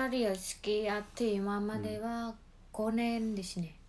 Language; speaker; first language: Japanese; non-native, learner; Mongolian